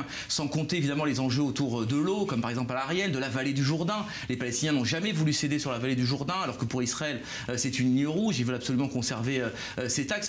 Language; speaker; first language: French; native; French